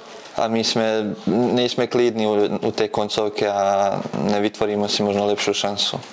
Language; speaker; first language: Czech; non-native, fluent; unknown